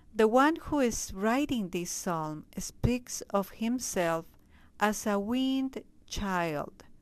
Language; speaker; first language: English; non-native, fluent; Spanish